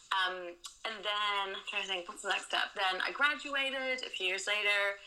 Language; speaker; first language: English; non-native, fluent; Dutch